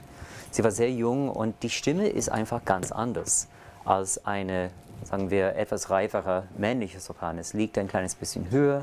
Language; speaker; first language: German; non-native, fluent; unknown